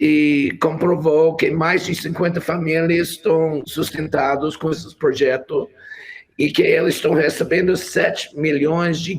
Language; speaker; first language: Portuguese; non-native, fluent; English